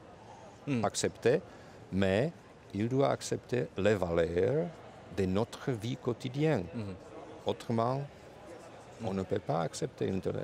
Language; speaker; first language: French; non-native, fluent; Czech